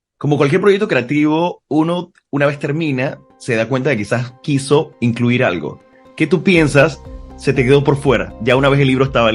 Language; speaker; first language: Spanish; native; Spanish